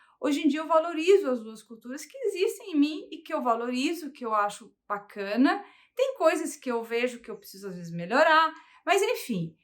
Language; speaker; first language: Portuguese; early bilingual, heritage; Portuguese